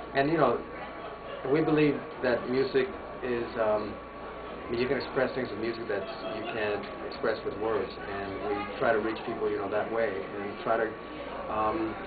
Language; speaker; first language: English; native; English